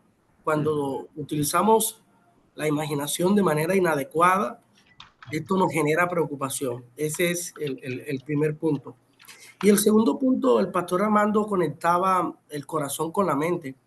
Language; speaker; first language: Spanish; native; Spanish